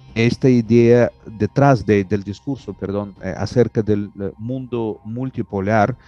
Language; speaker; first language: Spanish; non-native, fluent; Russian